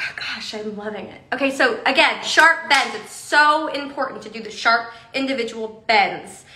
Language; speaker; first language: English; native; English